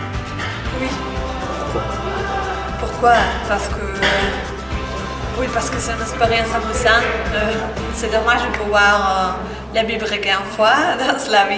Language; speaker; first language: French; non-native, fluent; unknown